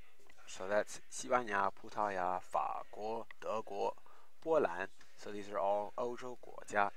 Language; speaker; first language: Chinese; non-native, fluent; English